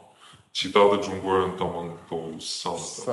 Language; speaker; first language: Chinese; non-native, fluent; Ukrainian